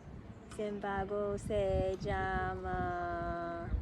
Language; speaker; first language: Spanish; non-native, learner; Cantonese